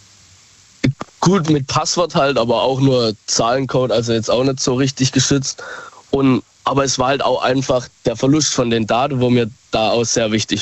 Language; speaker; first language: German; native; German